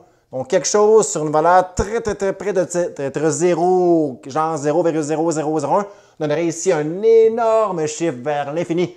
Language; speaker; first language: French; native; French